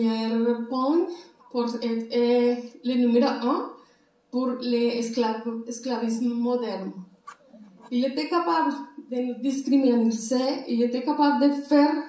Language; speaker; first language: French; non-native, learner; Spanish